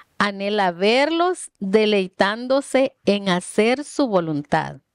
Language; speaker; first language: Spanish; native; Spanish